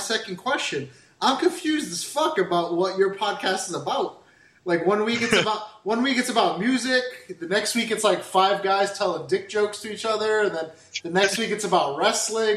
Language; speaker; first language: English; native; English